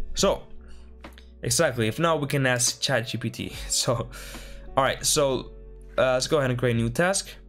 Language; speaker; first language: English; non-native, fluent; Spanish